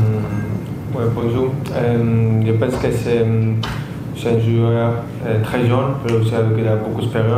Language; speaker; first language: French; non-native, fluent; Spanish